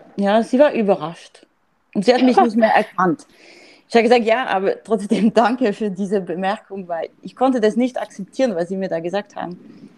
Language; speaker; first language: German; non-native, fluent; French